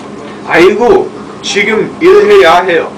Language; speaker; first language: Korean; non-native, learner; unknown